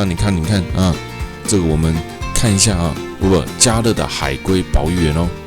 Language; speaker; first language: Chinese; native; Chinese